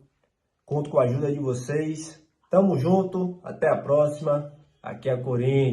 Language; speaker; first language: Portuguese; native; Portuguese